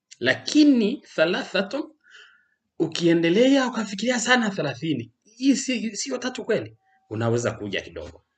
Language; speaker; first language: Swahili; non-native, local second language; Rundi